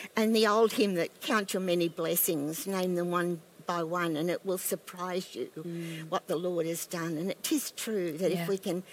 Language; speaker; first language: English; native; English